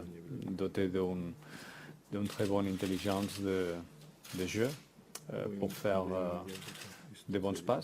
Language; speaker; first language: French; non-native, fluent; Spanish